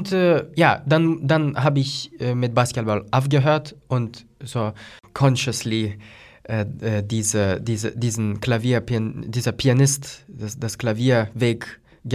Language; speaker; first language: German; non-native, fluent; Lithuanian